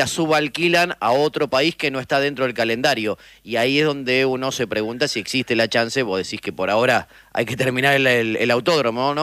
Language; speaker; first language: Spanish; native; Spanish